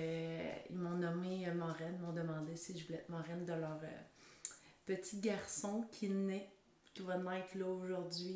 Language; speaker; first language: French; native; French